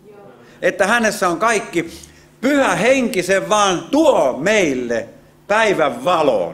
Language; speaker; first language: Finnish; native; Finnish